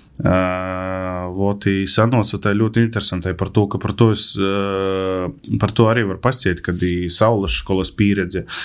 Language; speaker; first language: Latvian; native; Latvian